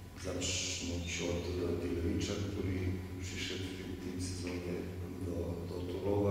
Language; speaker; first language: Polish; non-native, fluent; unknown